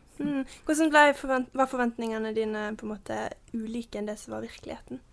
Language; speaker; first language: Norwegian; early bilingual, heritage; Norwegian